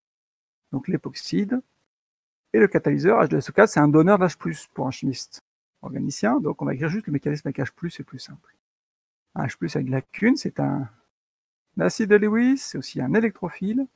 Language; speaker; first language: French; native; French